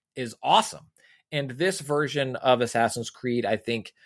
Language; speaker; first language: English; native; English